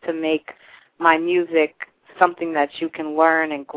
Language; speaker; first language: English; native; English